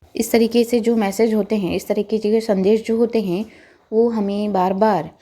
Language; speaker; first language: Hindi; non-native, local second language; Marathi